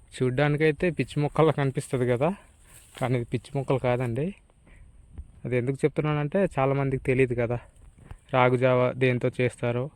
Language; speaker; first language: Telugu; non-native, local second language; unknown